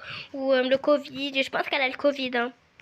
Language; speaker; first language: French; native; French